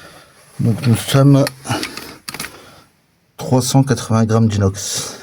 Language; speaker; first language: French; native; French